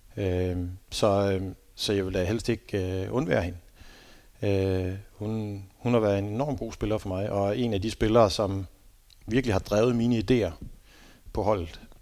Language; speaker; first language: Danish; native; Danish